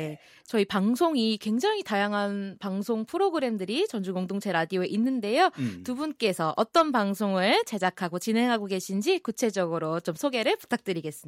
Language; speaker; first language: Korean; native; Korean